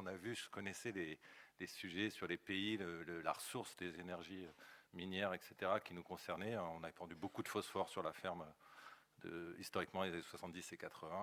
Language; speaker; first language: French; native; French